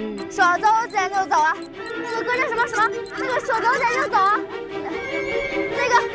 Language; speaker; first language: Chinese; native; Chinese